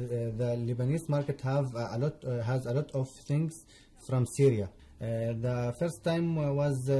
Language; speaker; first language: English; non-native, learner; Arabic